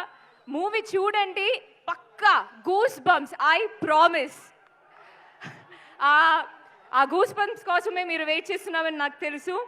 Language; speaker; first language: Telugu; non-native, fluent; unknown